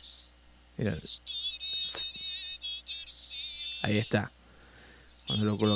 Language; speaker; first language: Spanish; native; Spanish